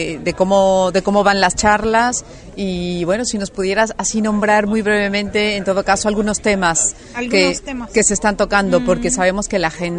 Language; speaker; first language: Spanish; native; Spanish